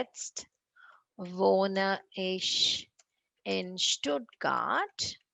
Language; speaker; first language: German; non-native, learner; Tamil